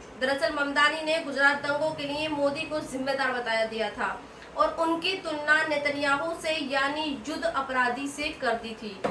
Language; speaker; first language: Hindi; native; Hindi